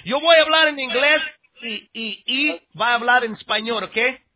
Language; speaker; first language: Spanish; non-native, learner; English